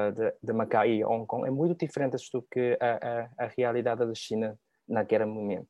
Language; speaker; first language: Portuguese; non-native, learner; Cantonese